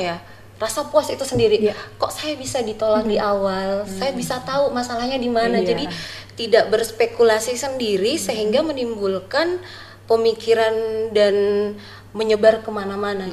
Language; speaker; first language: Indonesian; native; Indonesian